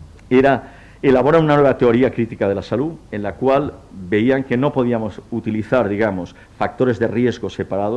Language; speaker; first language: Spanish; native; Spanish